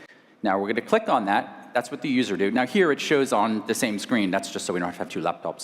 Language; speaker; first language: English; native; English